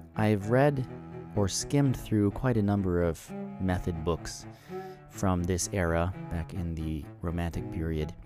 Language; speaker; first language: English; native; English